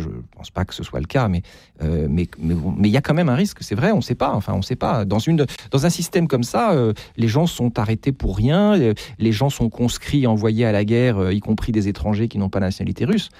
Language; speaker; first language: French; native; French